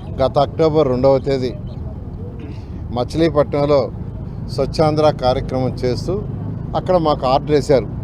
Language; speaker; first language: Telugu; native; Telugu